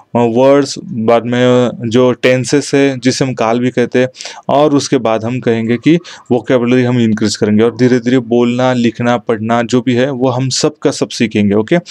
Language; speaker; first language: Hindi; non-native, local second language; Marathi